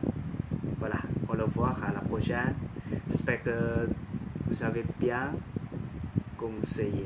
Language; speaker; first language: French; non-native, learner; Thai